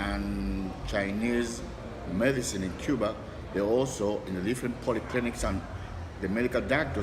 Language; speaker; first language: English; non-native, fluent; Spanish